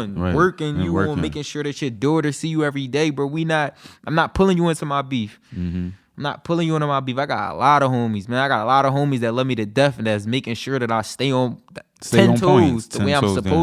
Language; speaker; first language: English; native; English